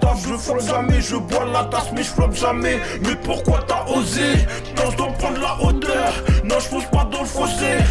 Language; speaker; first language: French; native; French